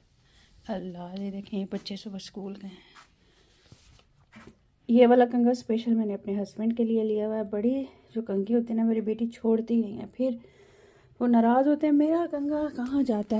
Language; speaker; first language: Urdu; non-native, local second language; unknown